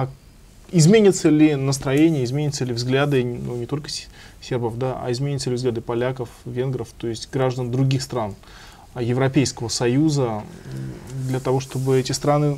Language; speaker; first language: Russian; native; Russian